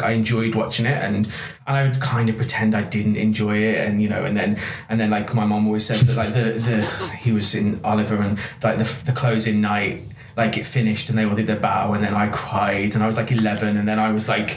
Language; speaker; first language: English; native; English